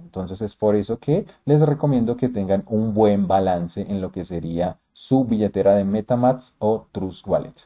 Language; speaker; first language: Spanish; native; Spanish